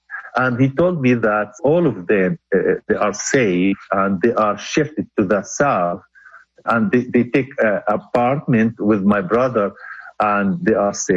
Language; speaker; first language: English; non-native, local second language; Arabic